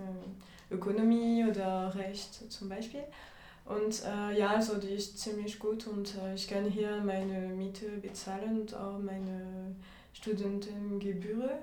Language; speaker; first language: German; non-native, fluent; French